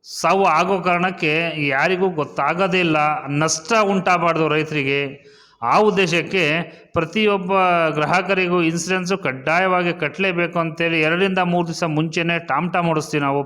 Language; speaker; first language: Kannada; non-native, local second language; Lambadi